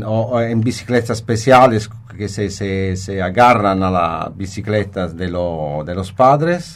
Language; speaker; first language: Spanish; non-native, fluent; Italian